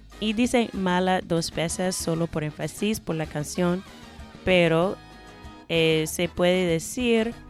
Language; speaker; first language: Spanish; non-native, fluent; English